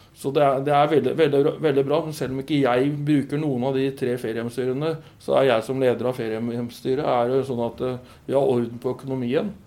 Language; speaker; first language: Norwegian; native; Norwegian